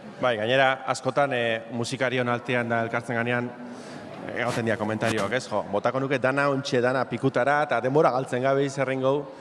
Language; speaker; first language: Basque; native; Basque